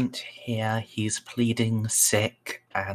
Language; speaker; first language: English; native; English